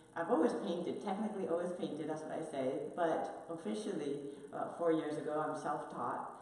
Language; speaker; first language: English; non-native, fluent; Spanish